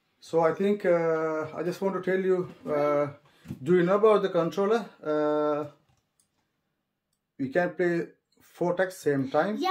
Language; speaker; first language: English; non-native, learner; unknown